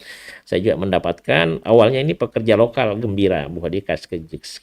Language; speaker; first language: Indonesian; native; Indonesian